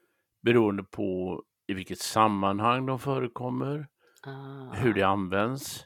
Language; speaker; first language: Swedish; native; Swedish